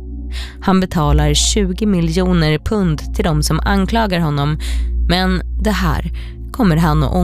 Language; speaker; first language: Swedish; native; Swedish